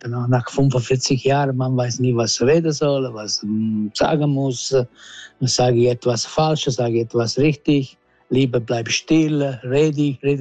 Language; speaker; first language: German; non-native, learner; Italian